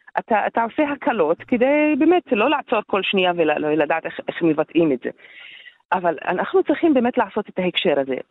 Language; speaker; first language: Hebrew; non-native, local second language; Arabic